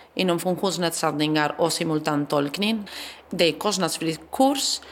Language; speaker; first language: Swedish; non-native, fluent; Spanish